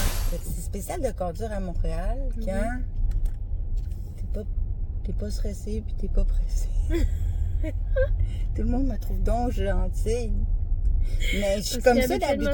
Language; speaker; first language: French; native; French